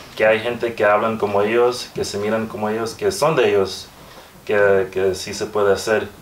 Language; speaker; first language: Spanish; early bilingual, heritage; Spanish